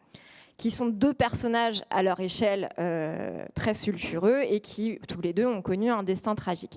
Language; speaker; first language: French; native; French